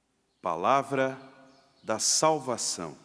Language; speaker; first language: Portuguese; native; Portuguese